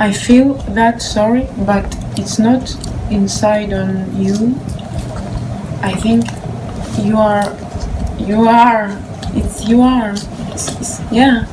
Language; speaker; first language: English; non-native, learner; Hebrew